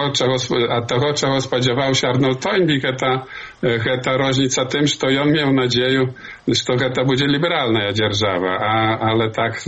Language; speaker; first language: Polish; non-native, learner; Belarusian